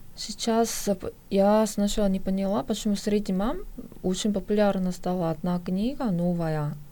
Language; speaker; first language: Russian; non-native, fluent; Korean